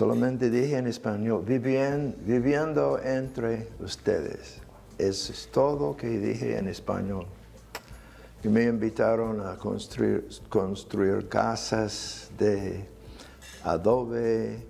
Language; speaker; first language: Spanish; non-native, fluent; English